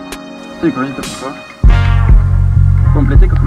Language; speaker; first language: Spanish; non-native, learner; French